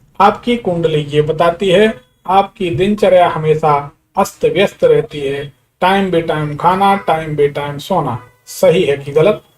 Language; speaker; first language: Hindi; native; Hindi